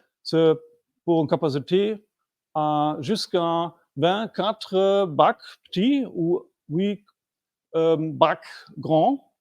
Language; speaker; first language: French; non-native, fluent; German